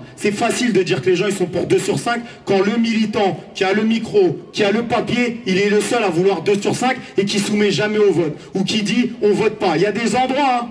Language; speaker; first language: French; native; French